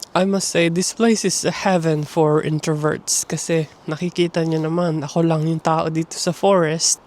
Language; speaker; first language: Filipino; native; Filipino